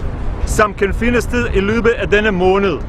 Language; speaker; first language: Danish; non-native, fluent; Bosnian